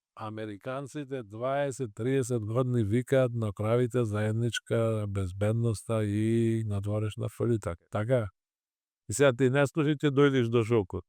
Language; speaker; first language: Macedonian; native; Macedonian